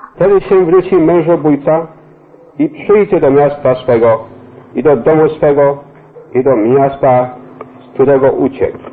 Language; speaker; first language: Polish; native; Polish